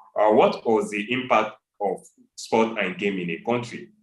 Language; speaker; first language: English; non-native, local second language; Yoruba